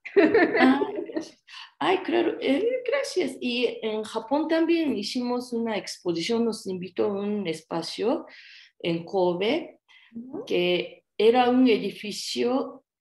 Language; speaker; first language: Spanish; non-native, fluent; Japanese